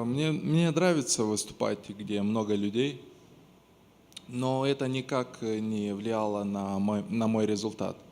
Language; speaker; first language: Russian; non-native, local second language; Romanian